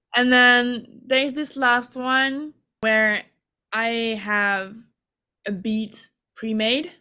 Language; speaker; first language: English; non-native, fluent; Hungarian